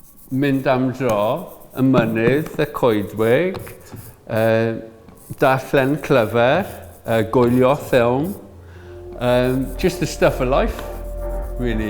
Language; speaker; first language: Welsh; non-native, learner; English